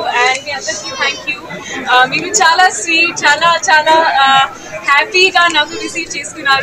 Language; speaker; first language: Telugu; non-native, learner; Hindi